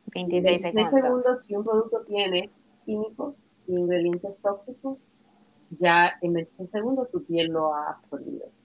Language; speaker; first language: Spanish; native; Spanish